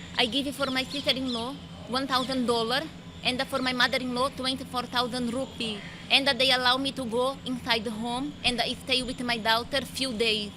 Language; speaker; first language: English; non-native, learner; Portuguese